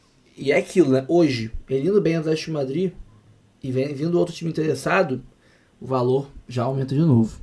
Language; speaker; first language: Portuguese; native; Portuguese